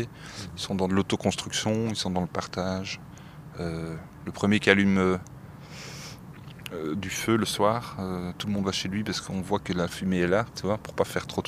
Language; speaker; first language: French; native; French